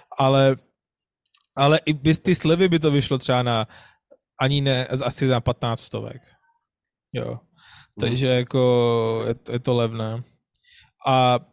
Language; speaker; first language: Czech; non-native, fluent; Urdu